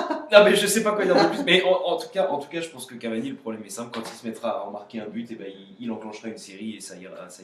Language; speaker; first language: French; native; French